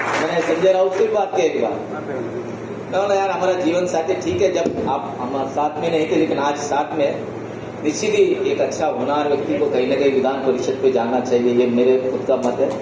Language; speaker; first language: Hindi; non-native, local second language; Marathi